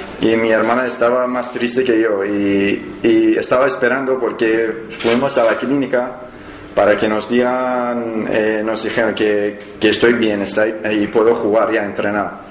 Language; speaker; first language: Spanish; non-native, learner; Persian